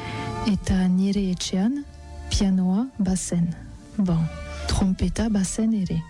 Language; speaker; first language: Basque; non-native, learner; French